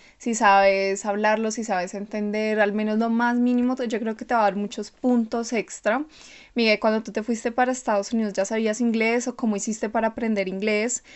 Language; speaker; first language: Spanish; native; Spanish